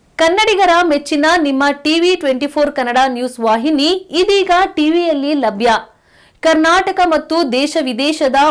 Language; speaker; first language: Kannada; native; Kannada